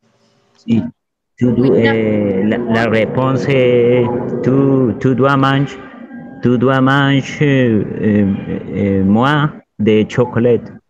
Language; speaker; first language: French; non-native, learner; Spanish